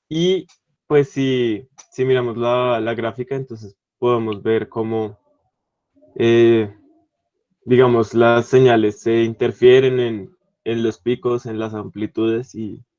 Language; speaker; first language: Spanish; native; Spanish